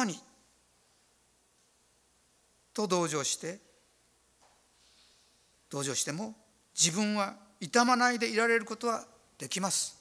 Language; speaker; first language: Japanese; native; Japanese